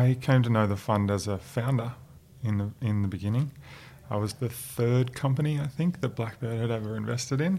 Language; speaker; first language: English; native; English